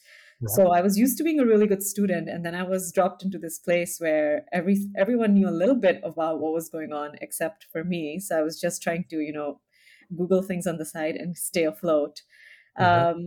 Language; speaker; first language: English; non-native, local second language; Hindi